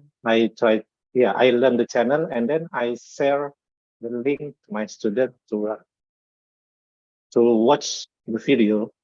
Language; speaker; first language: English; non-native, learner; Indonesian